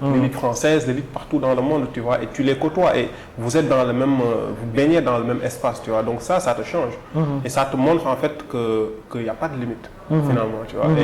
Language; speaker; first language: French; non-native, local second language; Wolof